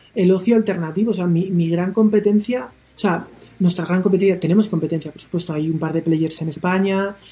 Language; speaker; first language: Spanish; native; Spanish